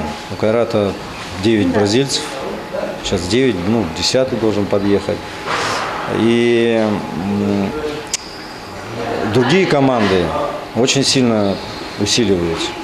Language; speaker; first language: Russian; native; Russian